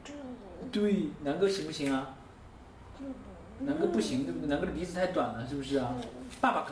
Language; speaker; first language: Chinese; native; Chinese